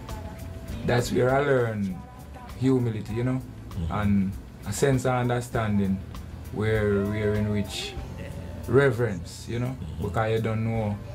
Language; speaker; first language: English; non-native, local second language; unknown